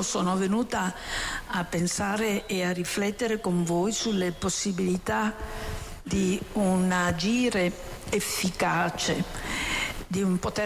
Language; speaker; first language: Italian; native; Italian